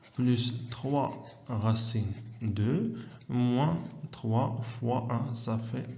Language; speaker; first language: French; non-native, local second language; Arabic